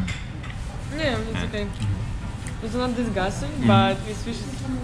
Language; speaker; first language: English; non-native, learner; Ukrainian